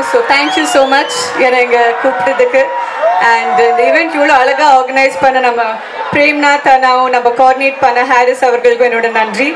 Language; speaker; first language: Tamil; non-native, fluent; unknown